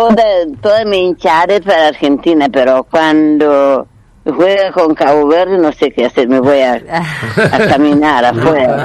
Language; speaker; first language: Spanish; non-native, fluent; Portuguese